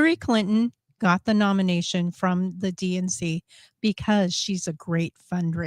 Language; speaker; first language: English; native; English